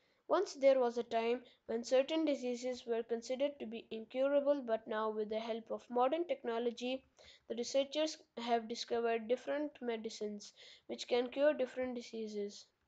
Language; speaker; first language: English; non-native, local second language; Urdu